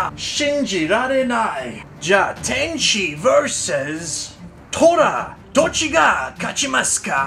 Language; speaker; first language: Japanese; non-native, learner; English